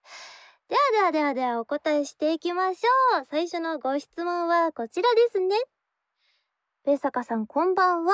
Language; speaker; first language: Japanese; native; Japanese